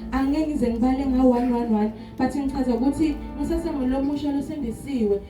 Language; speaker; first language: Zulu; non-native, local second language; Swati